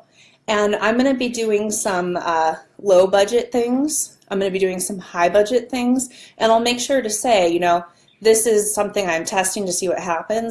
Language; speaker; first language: English; native; English